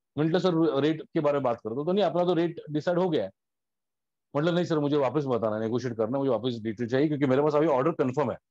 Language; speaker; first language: Hindi; non-native, local second language; Marathi